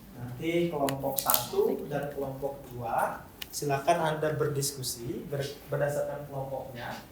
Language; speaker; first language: Indonesian; non-native, local second language; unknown